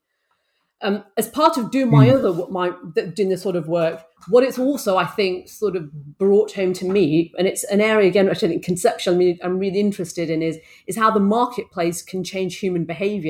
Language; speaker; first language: English; native; English